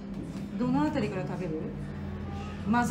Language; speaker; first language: Japanese; native; Japanese